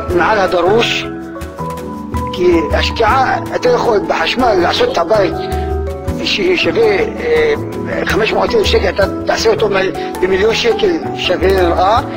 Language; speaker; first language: Hebrew; non-native, local second language; Arabic